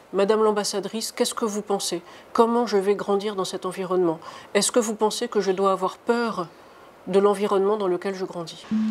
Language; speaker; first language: French; native; French